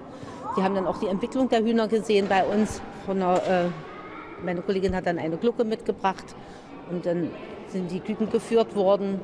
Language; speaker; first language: German; native; German